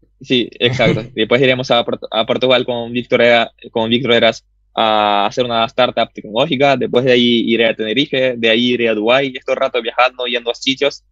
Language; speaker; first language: Spanish; early bilingual, other home language; Russian